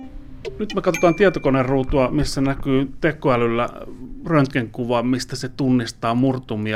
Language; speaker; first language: Finnish; native; Finnish